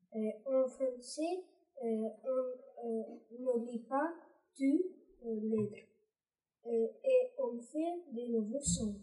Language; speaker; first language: French; non-native, learner; Ukrainian